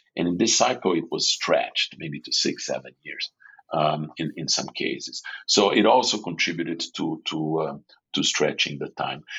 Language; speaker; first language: English; non-native, fluent; Portuguese